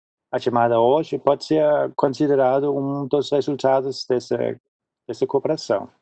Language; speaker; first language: Portuguese; non-native, fluent; Swedish